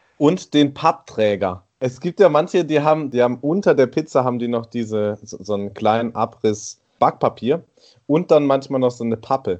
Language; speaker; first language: German; native; German